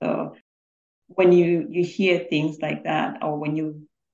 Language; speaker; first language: English; non-native, local second language; Bemba